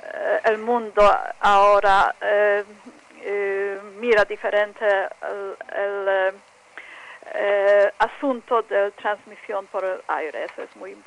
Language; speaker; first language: Spanish; non-native, fluent; Polish